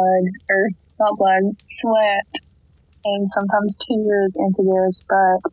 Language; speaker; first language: English; native; English